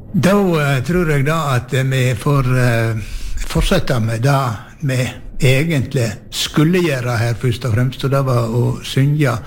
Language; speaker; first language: Norwegian; native; Norwegian